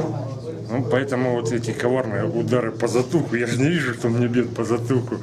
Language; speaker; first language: Russian; native; Russian